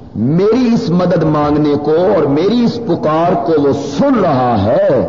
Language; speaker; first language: Urdu; non-native, local second language; Punjabi